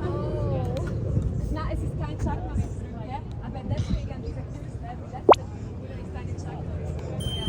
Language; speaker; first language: German; non-native, fluent; Hungarian